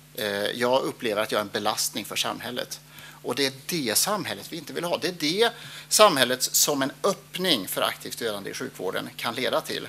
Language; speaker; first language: Swedish; native; Swedish